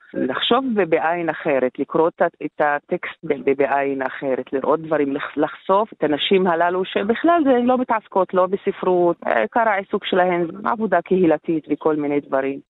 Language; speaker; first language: Hebrew; non-native, local second language; Arabic